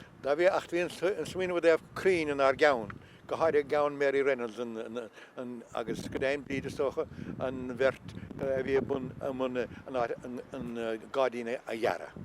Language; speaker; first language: Irish; native; Irish